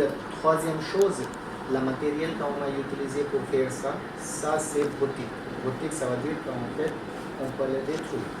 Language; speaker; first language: French; non-native, learner; Hindi